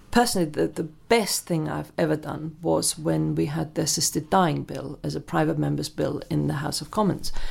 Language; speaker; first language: English; non-native, fluent; German